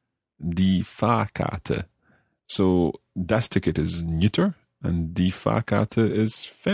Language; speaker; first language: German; non-native, learner; English